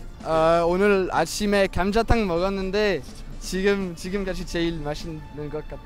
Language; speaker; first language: Korean; non-native, fluent; French